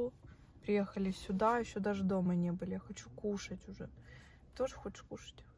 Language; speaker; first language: Russian; native; Russian